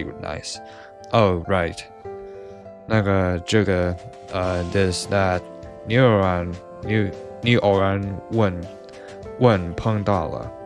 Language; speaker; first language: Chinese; non-native, learner; English